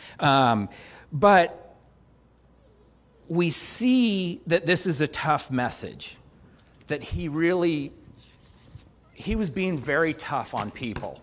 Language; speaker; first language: English; native; English